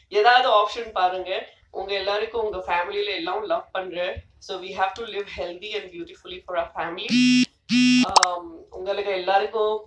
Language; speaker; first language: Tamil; non-native, fluent; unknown